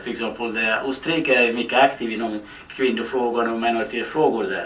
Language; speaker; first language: Swedish; non-native, fluent; Baluchi